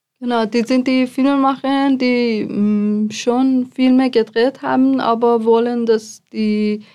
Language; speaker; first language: German; non-native, fluent; Persian